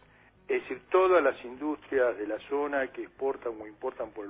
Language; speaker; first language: Spanish; native; Spanish